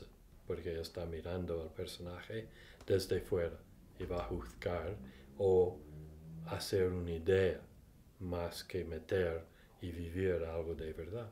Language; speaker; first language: Spanish; non-native, fluent; English